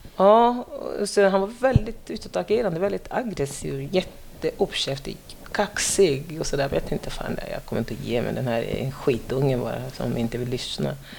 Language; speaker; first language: Swedish; non-native, fluent; French